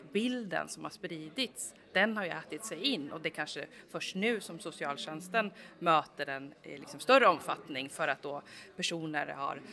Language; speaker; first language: Swedish; native; Swedish